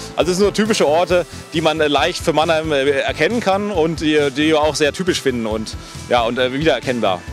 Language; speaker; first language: German; native; German